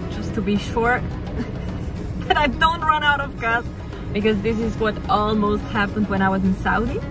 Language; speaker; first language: English; non-native, fluent; German